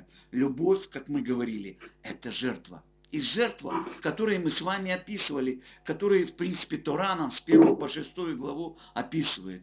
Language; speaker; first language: Russian; native; Russian